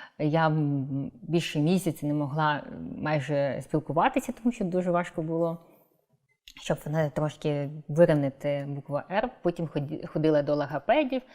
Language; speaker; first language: Ukrainian; non-native, local second language; Crimean Tatar